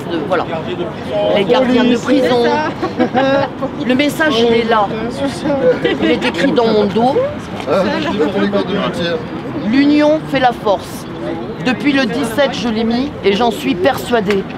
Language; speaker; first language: French; native; French